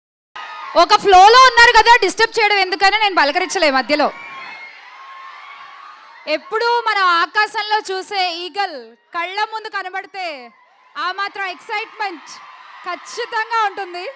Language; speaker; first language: Telugu; native; Telugu